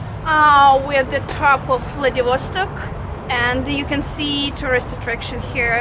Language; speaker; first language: English; non-native, fluent; Russian